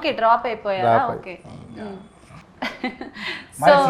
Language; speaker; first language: Telugu; native; Telugu